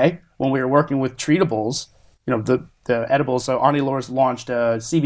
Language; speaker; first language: English; native; English